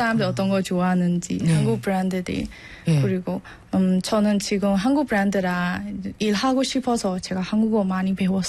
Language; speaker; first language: Korean; non-native, learner; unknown